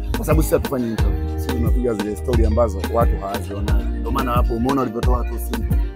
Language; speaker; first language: Swahili; native; Swahili